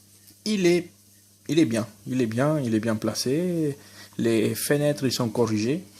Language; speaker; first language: French; non-native, fluent; Spanish